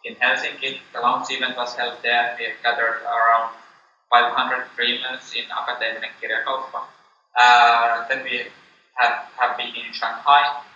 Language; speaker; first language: English; non-native, fluent; Finnish